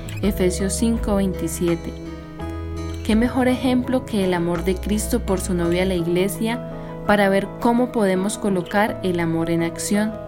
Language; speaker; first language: Spanish; native; Spanish